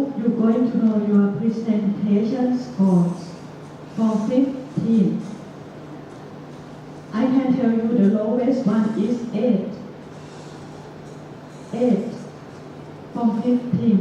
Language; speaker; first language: English; non-native, fluent; Thai